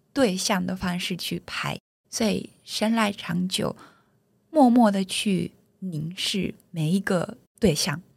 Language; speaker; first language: Chinese; non-native, fluent; Japanese